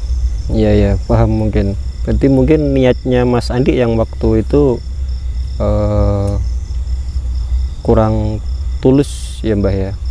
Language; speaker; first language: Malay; non-native, local second language; Javanese